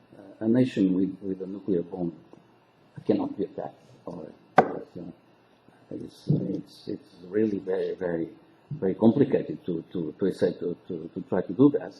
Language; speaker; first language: English; non-native, local second language; Portuguese